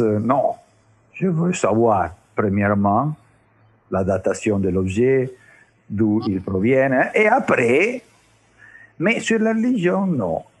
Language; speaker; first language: French; non-native, learner; Italian